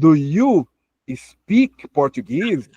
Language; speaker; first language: English; non-native, fluent; Portuguese